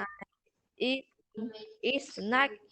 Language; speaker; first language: English; non-native, learner; Vietnamese